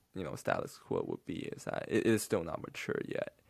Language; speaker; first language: English; non-native, fluent; Chinese